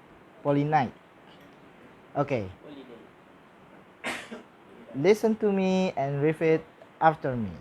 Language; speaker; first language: English; non-native, learner; Indonesian